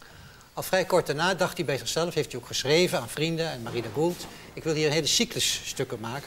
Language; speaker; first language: Dutch; native; Dutch